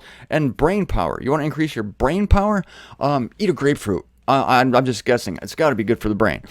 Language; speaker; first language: English; native; English